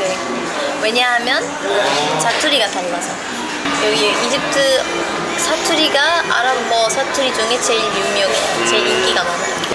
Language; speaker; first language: Korean; non-native, local second language; Arabic